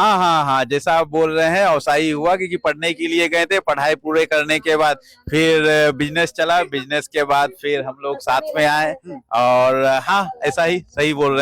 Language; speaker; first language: Hindi; native; Hindi